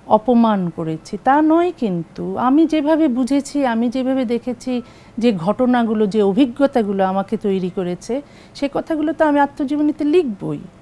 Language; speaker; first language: Bangla; native; Bangla